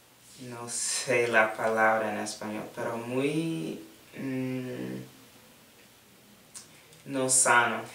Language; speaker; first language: Spanish; non-native, learner; English